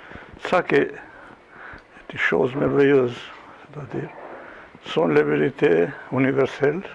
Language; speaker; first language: French; non-native, fluent; Albanian